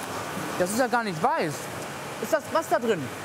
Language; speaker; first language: German; native; German